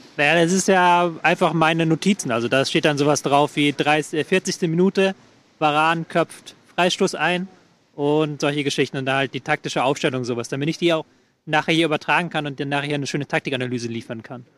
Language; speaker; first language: German; native; German